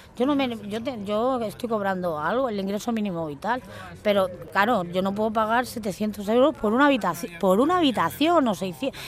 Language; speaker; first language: Spanish; native; Spanish